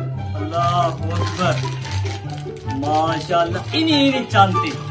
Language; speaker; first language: Indonesian; non-native, learner; Hindi